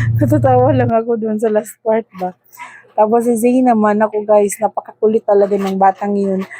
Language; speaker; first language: Filipino; non-native, local second language; Cebuano